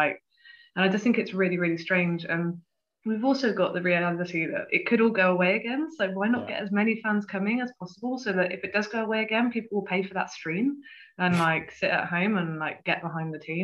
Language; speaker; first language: English; native; English